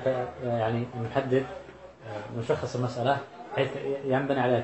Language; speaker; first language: Arabic; native; Arabic